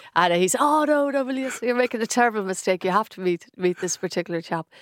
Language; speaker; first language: English; native; English